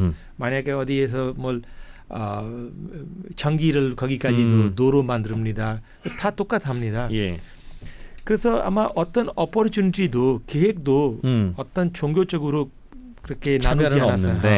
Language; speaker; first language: Korean; non-native, fluent; Hindi